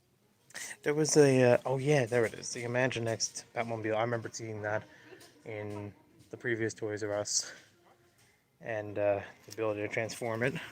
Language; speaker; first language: English; native; English